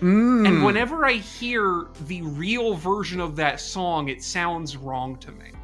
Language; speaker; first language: English; native; English